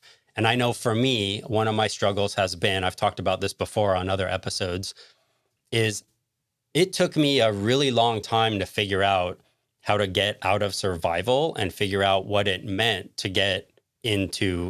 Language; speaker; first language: English; native; English